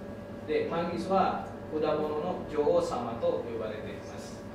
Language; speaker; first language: Japanese; non-native, learner; Indonesian